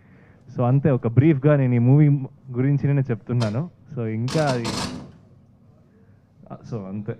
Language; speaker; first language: Telugu; non-native, fluent; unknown